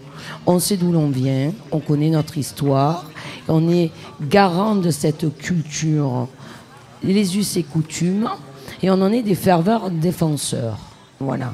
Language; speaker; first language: French; native; French